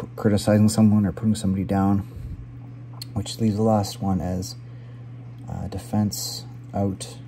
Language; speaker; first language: English; native; English